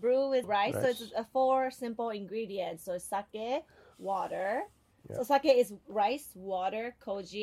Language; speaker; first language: English; non-native, fluent; Japanese